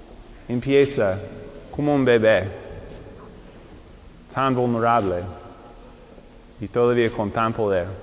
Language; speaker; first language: Spanish; non-native, fluent; English